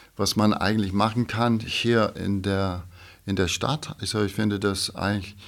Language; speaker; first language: German; non-native, fluent; English